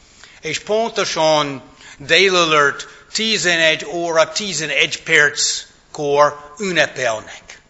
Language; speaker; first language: Hungarian; non-native, fluent; English